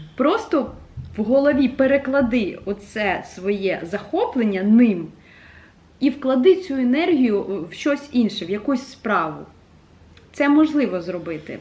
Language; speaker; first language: Ukrainian; non-native, local second language; Russian